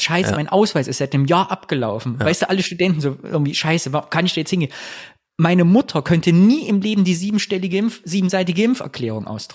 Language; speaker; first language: German; native; German